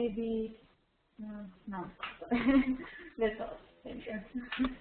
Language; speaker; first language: English; non-native, learner; Russian